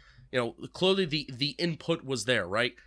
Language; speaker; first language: English; native; English